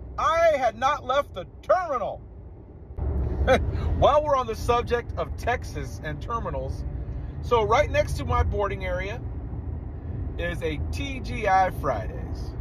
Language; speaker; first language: English; native; English